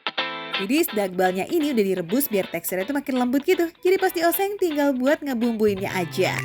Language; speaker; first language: Indonesian; native; Indonesian